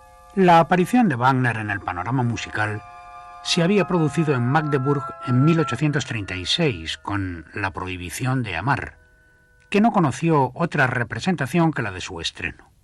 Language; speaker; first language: Spanish; native; Spanish